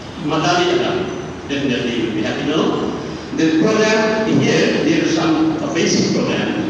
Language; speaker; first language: English; non-native, local second language; Bangla